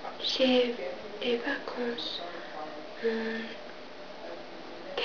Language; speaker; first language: French; non-native, learner; English